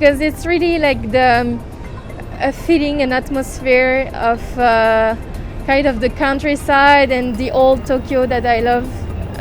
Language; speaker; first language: English; non-native, fluent; French